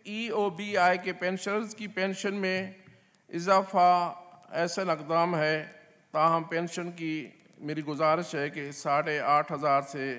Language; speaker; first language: Urdu; non-native, local second language; Sindhi